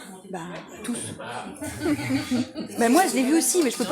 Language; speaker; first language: French; native; French